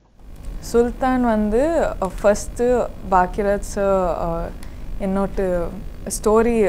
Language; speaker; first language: Tamil; non-native, learner; Kodava